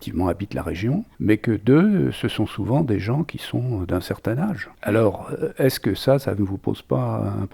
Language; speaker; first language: French; native; French